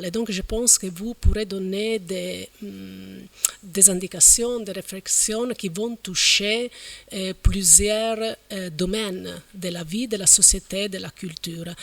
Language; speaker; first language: French; non-native, fluent; Italian